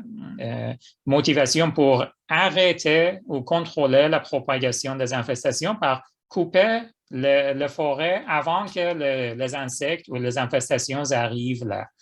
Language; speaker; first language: French; non-native, fluent; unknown